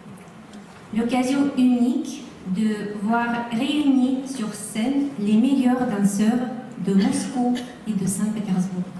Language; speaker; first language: French; non-native, fluent; Russian